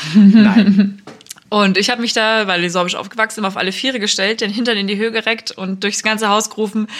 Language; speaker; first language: German; native; German